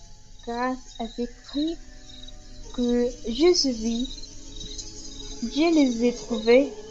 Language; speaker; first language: French; non-native, learner; Spanish